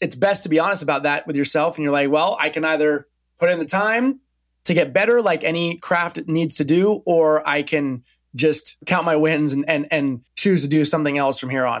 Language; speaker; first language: English; native; English